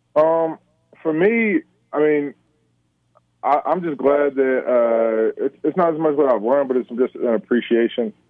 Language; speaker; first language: English; native; English